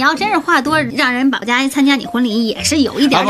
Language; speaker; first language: Chinese; native; Chinese